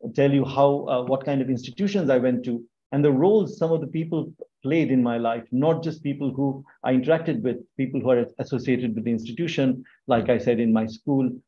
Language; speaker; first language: English; non-native, local second language; Bangla